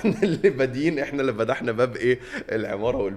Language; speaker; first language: Arabic; native; Arabic